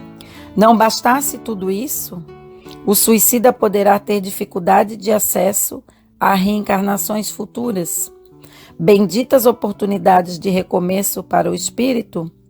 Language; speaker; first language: Portuguese; native; Portuguese